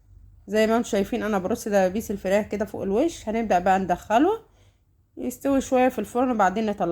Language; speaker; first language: Arabic; native; Arabic